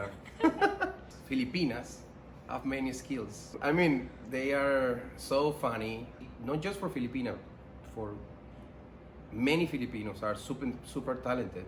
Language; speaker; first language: English; non-native, learner; Spanish